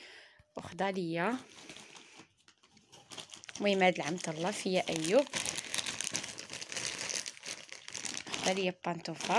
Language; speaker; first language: Arabic; native; Arabic